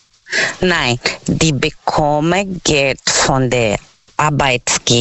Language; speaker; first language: German; non-native, learner; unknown